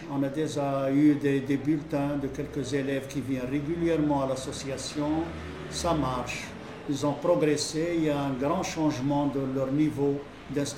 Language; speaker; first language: French; non-native, local second language; Arabic